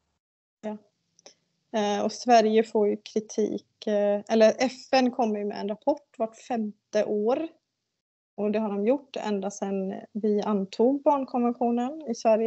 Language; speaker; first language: Swedish; native; Swedish